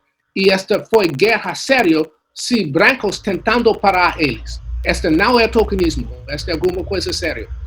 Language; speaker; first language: Portuguese; non-native, learner; English